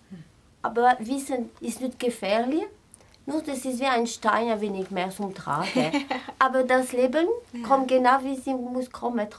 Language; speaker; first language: German; non-native, fluent; French